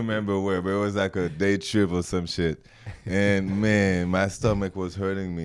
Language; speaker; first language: English; non-native, fluent; French